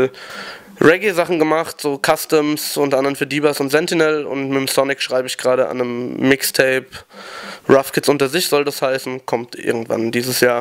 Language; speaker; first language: German; native; German